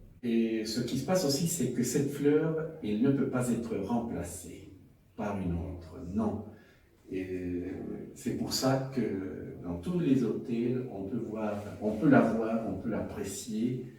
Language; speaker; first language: French; non-native, fluent; Spanish